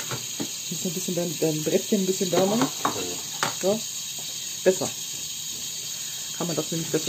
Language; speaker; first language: German; native; German